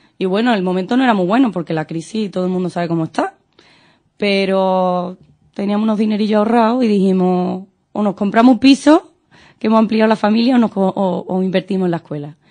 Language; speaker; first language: Spanish; native; Spanish